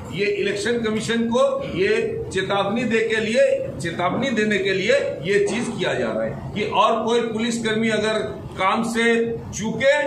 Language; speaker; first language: Hindi; non-native, local second language; Bangla